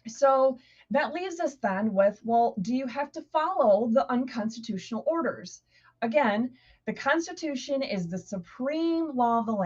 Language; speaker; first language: English; native; English